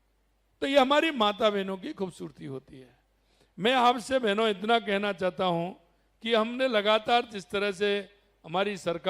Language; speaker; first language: Hindi; native; Hindi